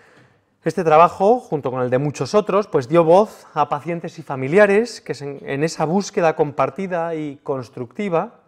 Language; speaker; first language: Spanish; native; Spanish